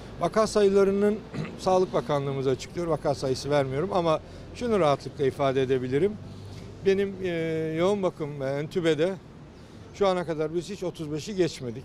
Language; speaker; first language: Turkish; native; Turkish